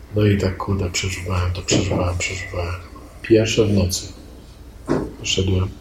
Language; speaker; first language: Polish; native; Polish